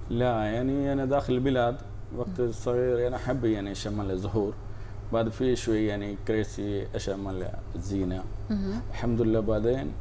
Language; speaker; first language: Arabic; non-native, learner; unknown